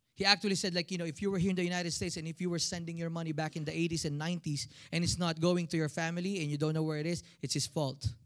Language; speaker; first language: English; non-native, local second language; Filipino